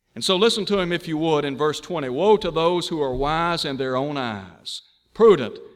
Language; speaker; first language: English; native; English